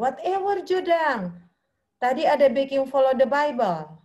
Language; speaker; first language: English; non-native, fluent; Indonesian